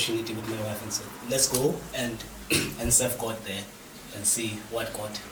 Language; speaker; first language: English; non-native, local second language; Xhosa